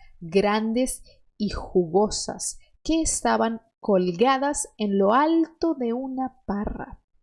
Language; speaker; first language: Spanish; non-native, fluent; Portuguese